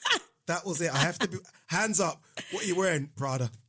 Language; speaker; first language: English; non-native, local second language; Yoruba